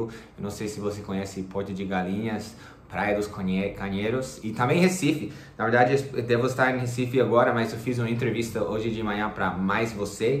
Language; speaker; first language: Portuguese; non-native, fluent; English